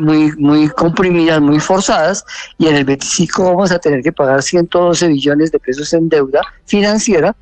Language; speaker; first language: Spanish; native; Spanish